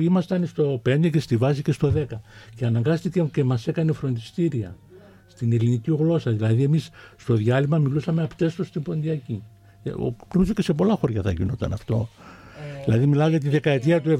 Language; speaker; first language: Greek; non-native, local second language; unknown